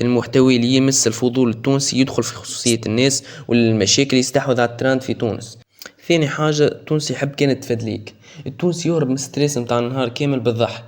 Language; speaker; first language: Arabic; native; Arabic